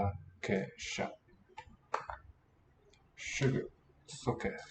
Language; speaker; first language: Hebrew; non-native, learner; English